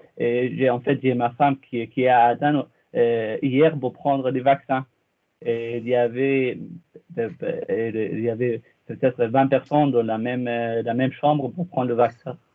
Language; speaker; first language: French; non-native, fluent; Arabic